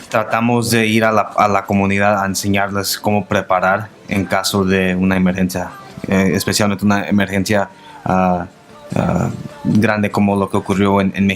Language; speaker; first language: Spanish; non-native, local second language; English